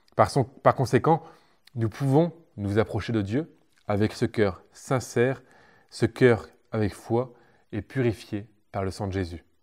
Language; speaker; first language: French; native; French